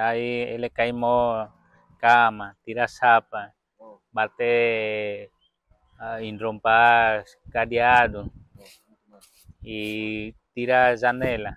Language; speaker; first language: Portuguese; non-native, local second language; Vietnamese